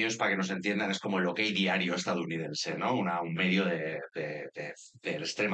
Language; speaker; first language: Spanish; native; Spanish